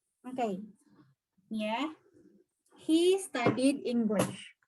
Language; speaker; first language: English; non-native, learner; Indonesian